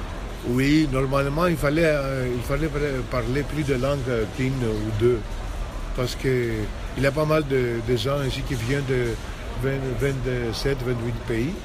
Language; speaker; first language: French; non-native, fluent; Greek